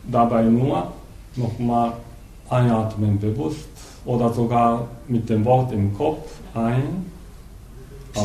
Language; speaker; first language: German; non-native, learner; Japanese